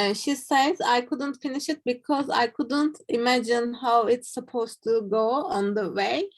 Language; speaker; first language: English; non-native, fluent; Turkish